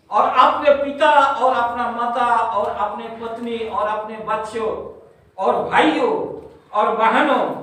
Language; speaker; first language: Hindi; non-native, local second language; Bangla